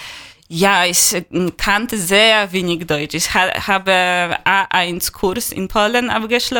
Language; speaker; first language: German; non-native, learner; Polish